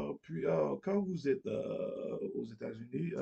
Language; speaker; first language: French; non-native, learner; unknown